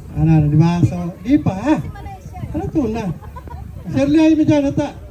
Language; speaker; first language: Filipino; non-native, local second language; Bikol